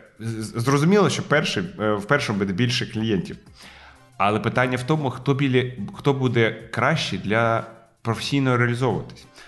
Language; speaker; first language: Ukrainian; non-native, local second language; Russian